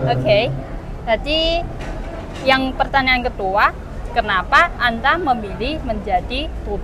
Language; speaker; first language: Indonesian; non-native, fluent; Chinese